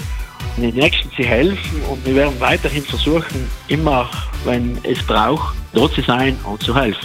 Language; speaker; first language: German; native; German